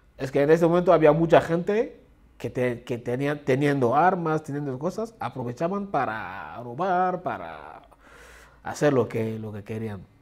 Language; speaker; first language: Spanish; non-native, fluent; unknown